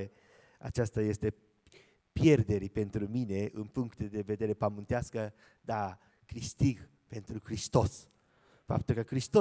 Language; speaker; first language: Romanian; non-native, learner; Japanese